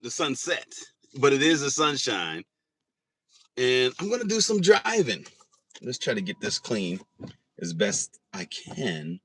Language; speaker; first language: English; native; English